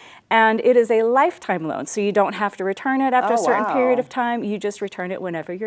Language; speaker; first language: English; native; English